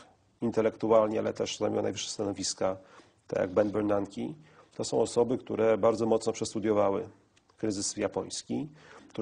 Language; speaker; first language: Polish; native; Polish